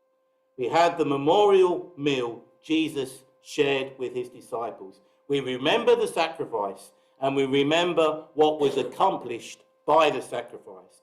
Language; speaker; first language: English; native; English